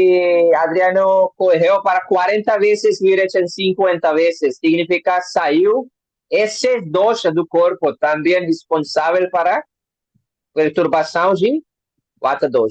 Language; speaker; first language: Portuguese; non-native, learner; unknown